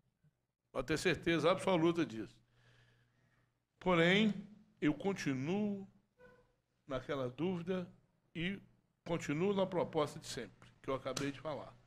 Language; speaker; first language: Portuguese; native; Portuguese